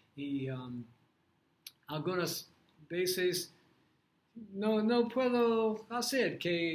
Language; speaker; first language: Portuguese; non-native, learner; English